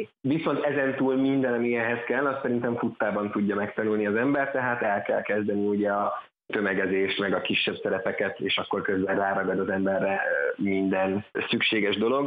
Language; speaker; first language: Hungarian; native; Hungarian